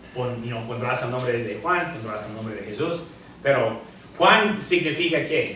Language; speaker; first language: Spanish; non-native, fluent; English